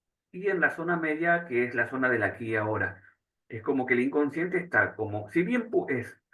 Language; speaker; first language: Spanish; native; Spanish